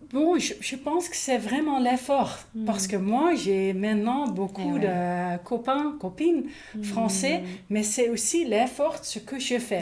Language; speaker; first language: French; non-native, learner; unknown